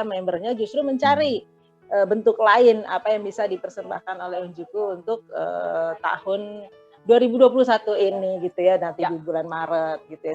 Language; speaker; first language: Indonesian; native; Indonesian